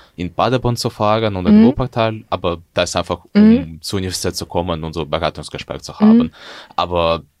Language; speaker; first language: German; non-native, learner; Ukrainian